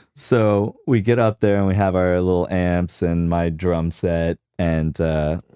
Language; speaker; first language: English; native; English